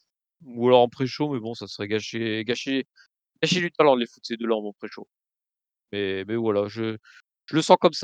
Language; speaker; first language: French; native; French